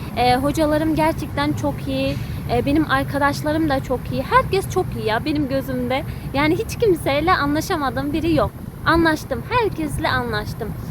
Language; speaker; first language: Turkish; early bilingual, heritage; Uzbek